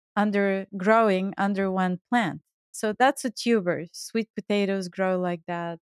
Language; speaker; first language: English; non-native, fluent; Bulgarian